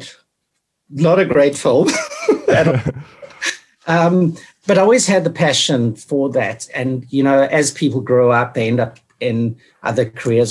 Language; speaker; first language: English; native; English